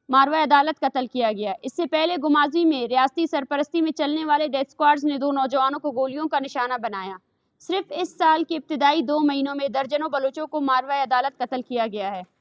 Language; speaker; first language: Urdu; non-native, local second language; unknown